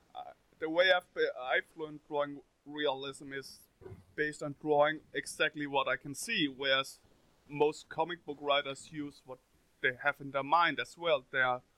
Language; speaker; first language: English; non-native, fluent; Danish